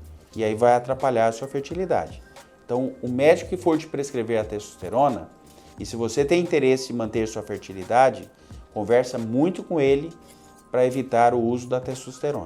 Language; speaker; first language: Portuguese; native; Portuguese